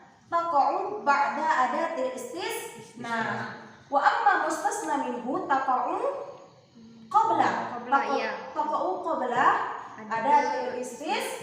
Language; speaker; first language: Arabic; non-native, learner; Indonesian